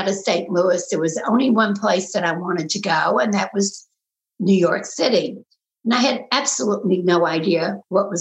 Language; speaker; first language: English; native; English